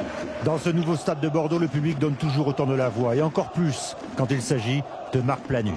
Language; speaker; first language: French; native; French